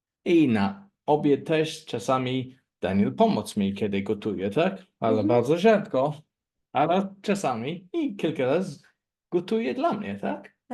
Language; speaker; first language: Polish; non-native, learner; English